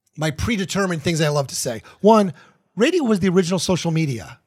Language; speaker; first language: English; native; English